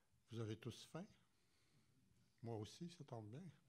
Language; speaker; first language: French; native; French